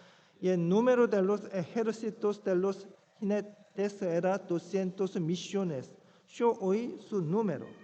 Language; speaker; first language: Spanish; non-native, fluent; Korean